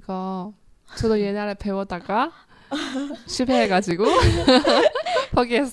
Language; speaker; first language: Korean; non-native, fluent; Chinese